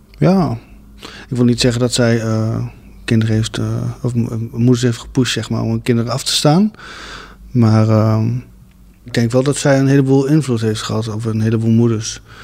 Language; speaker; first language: Dutch; early bilingual, other home language; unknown